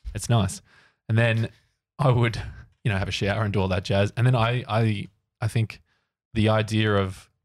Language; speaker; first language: English; native; English